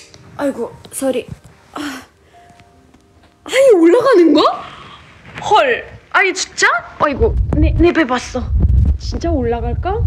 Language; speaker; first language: Korean; non-native, fluent; Russian